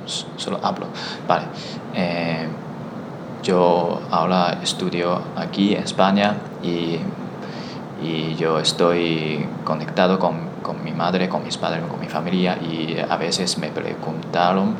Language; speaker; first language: Spanish; non-native, learner; Chinese